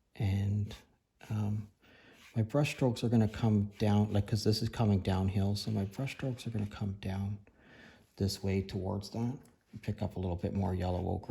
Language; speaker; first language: English; native; English